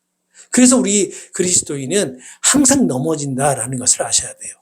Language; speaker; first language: Korean; native; Korean